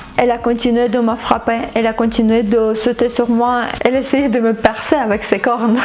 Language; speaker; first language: French; non-native, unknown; Ukrainian